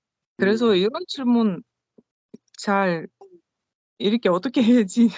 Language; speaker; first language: Korean; non-native, learner; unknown